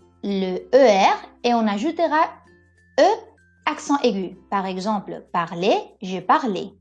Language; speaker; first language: French; non-native, fluent; Spanish